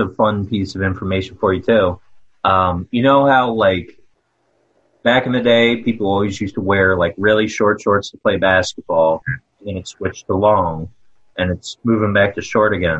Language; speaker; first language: English; native; English